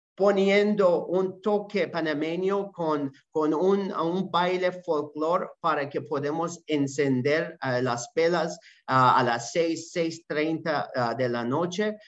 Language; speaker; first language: Spanish; non-native, learner; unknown